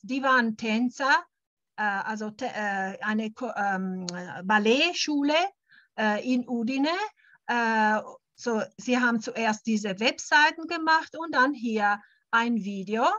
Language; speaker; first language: German; non-native, fluent; Italian